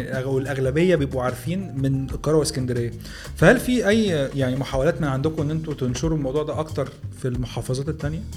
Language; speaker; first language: Arabic; native; Arabic